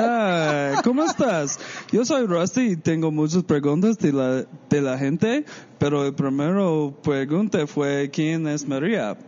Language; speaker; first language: Spanish; non-native, learner; English